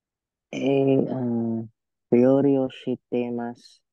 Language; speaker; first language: Japanese; non-native, learner; Filipino